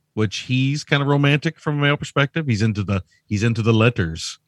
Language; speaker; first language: English; native; English